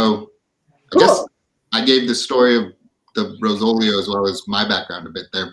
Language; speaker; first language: English; native; English